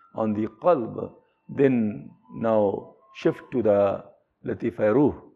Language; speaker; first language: English; non-native, local second language; Pashto